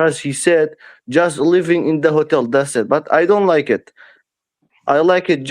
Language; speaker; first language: English; non-native, learner; Persian